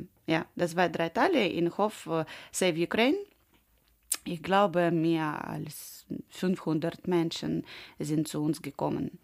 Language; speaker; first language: German; non-native, learner; Ukrainian